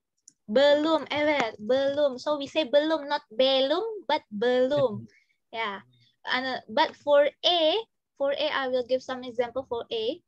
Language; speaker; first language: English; non-native, fluent; Indonesian